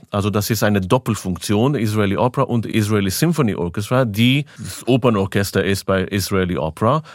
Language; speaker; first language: German; non-native, fluent; Hebrew